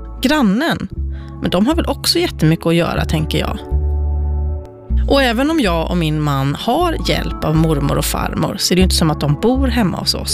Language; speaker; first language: Swedish; native; Swedish